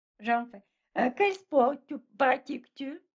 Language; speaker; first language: French; non-native, fluent; Russian